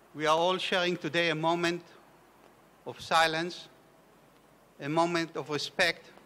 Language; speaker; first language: English; non-native, fluent; Hebrew